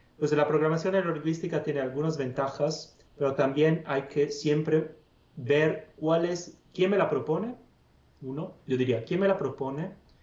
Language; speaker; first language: Spanish; non-native, fluent; Italian